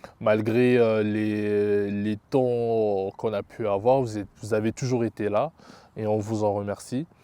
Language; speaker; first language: French; early bilingual, other home language; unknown